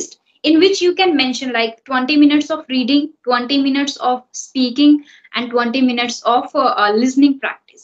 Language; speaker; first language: English; non-native, fluent; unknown